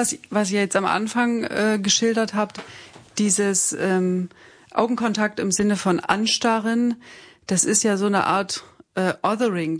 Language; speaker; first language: German; native; German